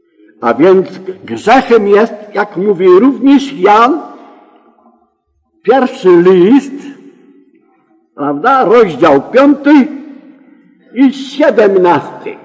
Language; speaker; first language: Polish; native; Polish